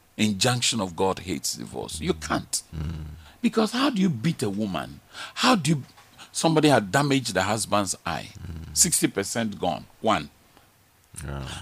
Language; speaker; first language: English; non-native, local second language; Ga